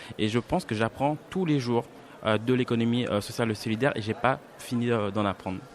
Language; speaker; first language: French; native; French